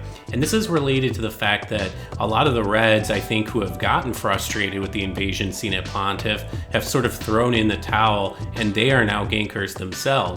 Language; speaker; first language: English; native; English